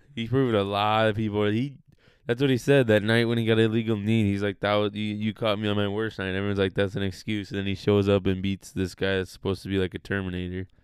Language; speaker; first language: English; native; English